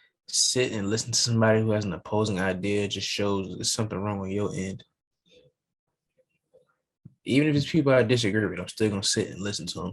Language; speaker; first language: English; native; English